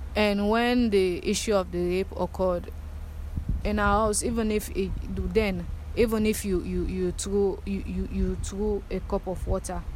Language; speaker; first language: English; non-native, local second language; Krio